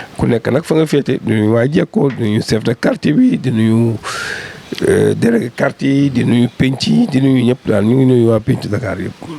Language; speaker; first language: Wolof; native; Wolof